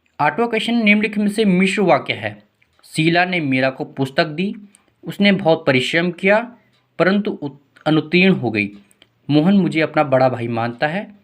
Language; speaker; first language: Hindi; native; Hindi